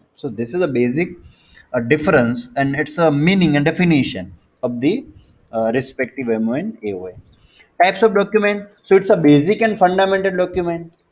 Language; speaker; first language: English; non-native, local second language; Gujarati